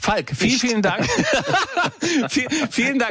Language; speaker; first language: German; native; German